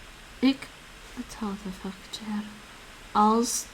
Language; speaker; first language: Dutch; non-native, learner; English